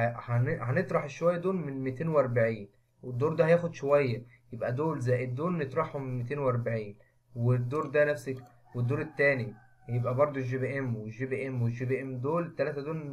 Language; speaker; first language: Arabic; native; Arabic